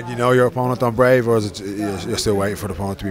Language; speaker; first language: English; native; English